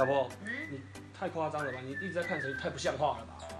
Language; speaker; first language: Chinese; non-native, fluent; Korean